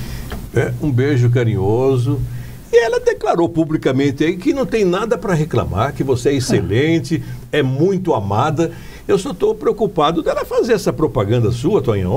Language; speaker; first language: Portuguese; native; Portuguese